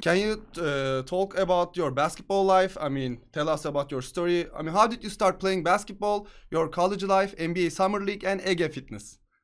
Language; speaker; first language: English; non-native, fluent; Turkish